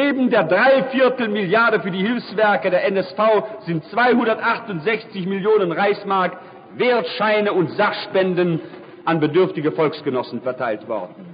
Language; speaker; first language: German; native; German